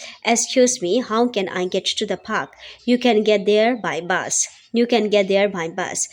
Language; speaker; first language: English; non-native, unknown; Burmese